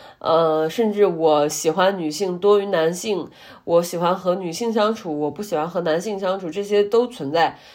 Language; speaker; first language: Chinese; native; Chinese